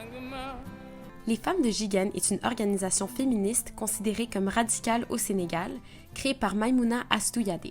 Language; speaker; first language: French; native; French